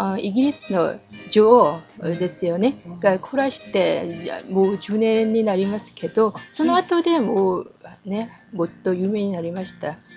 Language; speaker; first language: Japanese; non-native, fluent; Korean